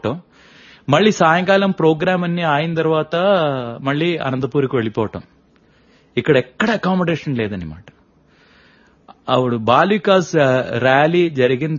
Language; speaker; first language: Telugu; non-native, local second language; Malayalam